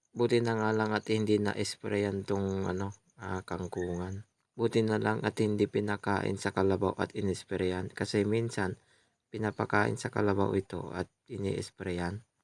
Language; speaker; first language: Filipino; non-native, local second language; Iloko